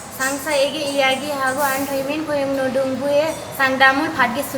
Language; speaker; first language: Korean; non-native, learner; Nepali